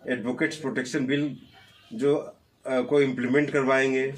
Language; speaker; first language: Hindi; non-native, local second language; Bangla